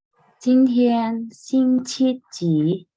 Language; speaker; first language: Chinese; non-native, learner; Indonesian